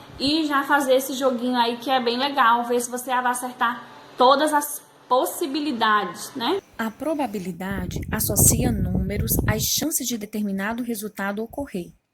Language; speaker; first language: Portuguese; native; Portuguese